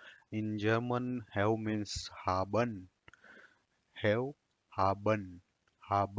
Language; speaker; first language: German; non-native, learner; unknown